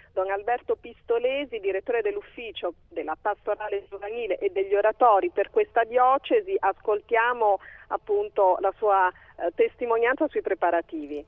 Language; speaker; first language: Italian; native; Italian